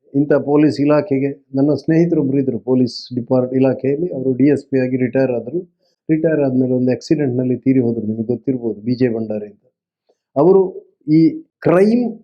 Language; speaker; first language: Kannada; non-native, local second language; Tulu